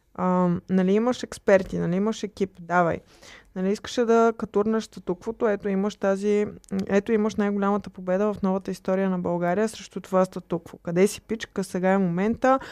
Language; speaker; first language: Bulgarian; native; Bulgarian